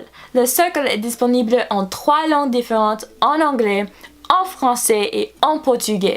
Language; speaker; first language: French; non-native, learner; English